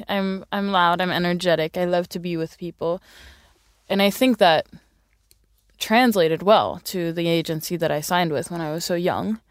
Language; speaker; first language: English; early bilingual, other home language; Swedish